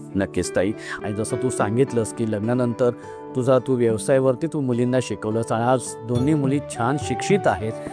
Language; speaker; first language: Marathi; native; Marathi